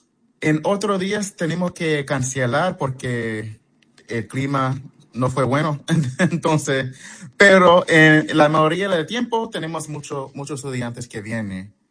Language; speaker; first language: Spanish; early bilingual, heritage; English